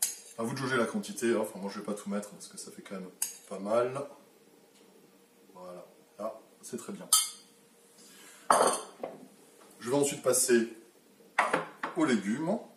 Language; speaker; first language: French; native; French